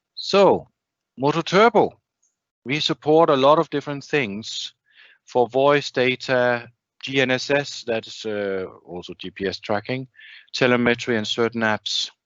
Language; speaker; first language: English; non-native, fluent; Danish